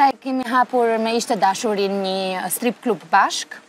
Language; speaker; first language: Albanian; early bilingual, heritage; Albanian